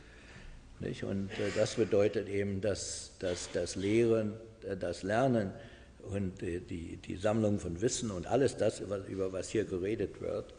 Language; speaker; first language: German; non-native, fluent; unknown